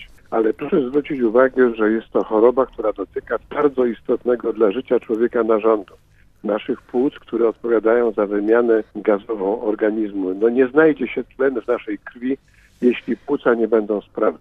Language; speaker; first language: Polish; native; Polish